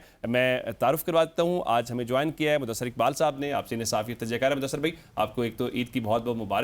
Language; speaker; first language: Urdu; native; Urdu